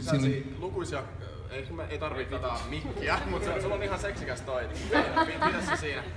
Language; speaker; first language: Finnish; native; Finnish